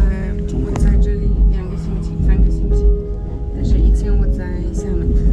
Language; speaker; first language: Chinese; non-native, learner; English